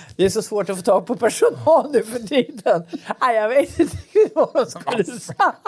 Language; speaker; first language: Swedish; native; Swedish